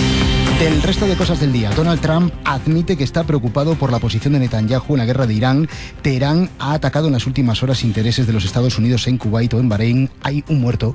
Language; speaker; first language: Spanish; native; Spanish